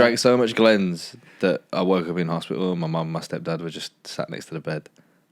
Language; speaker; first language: English; native; English